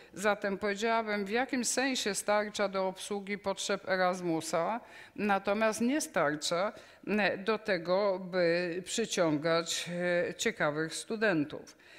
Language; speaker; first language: Polish; native; Polish